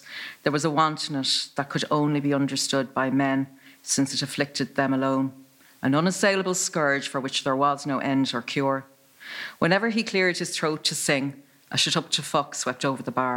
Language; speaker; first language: English; native; English